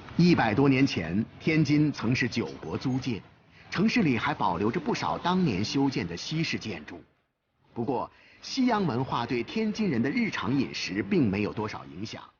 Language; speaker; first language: Chinese; native; Chinese